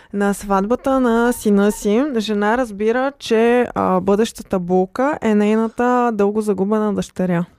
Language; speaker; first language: Bulgarian; native; Bulgarian